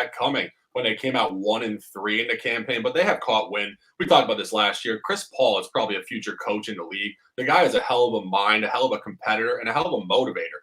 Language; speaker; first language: English; native; English